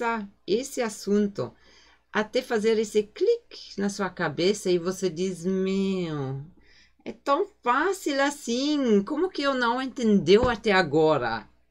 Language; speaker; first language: Portuguese; non-native, fluent; German